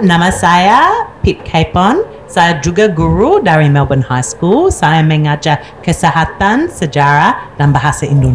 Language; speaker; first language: Indonesian; non-native, fluent; English